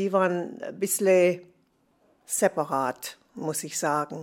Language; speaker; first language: German; non-native, fluent; English